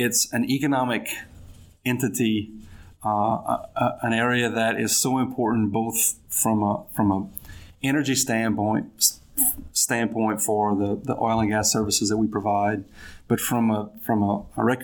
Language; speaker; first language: English; native; English